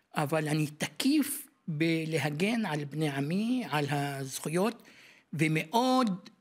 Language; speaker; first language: Hebrew; non-native, local second language; Arabic